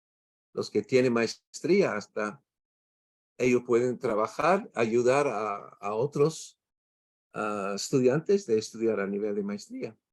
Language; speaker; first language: Spanish; non-native, fluent; English